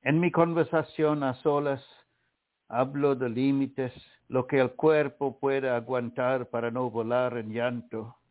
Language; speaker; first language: Spanish; non-native, fluent; English